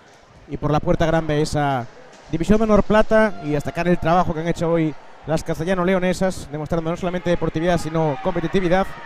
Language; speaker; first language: Spanish; native; Spanish